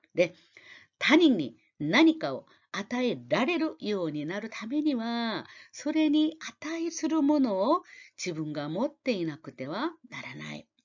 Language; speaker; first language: Japanese; non-native, fluent; Korean